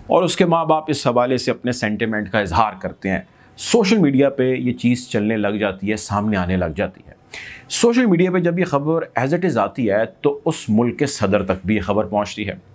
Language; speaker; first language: Urdu; native; Urdu